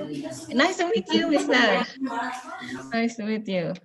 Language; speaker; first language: English; non-native, learner; Indonesian